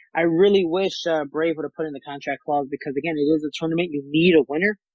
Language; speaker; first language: English; native; English